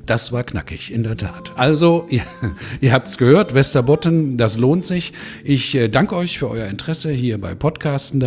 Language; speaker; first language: German; native; German